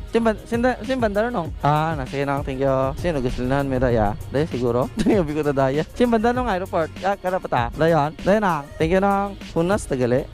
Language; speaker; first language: Filipino; non-native, local second language; Aklanon